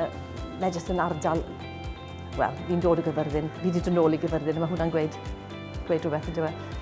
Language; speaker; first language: Welsh; native; Welsh